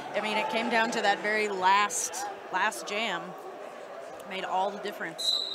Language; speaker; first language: English; native; English